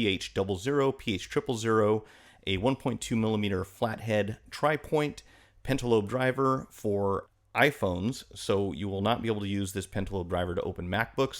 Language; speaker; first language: English; native; English